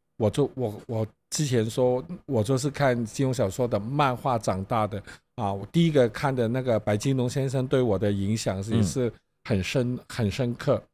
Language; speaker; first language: Chinese; non-native, local second language; Cantonese